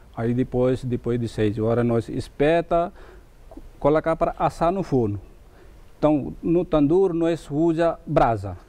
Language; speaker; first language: Portuguese; non-native, learner; Hindi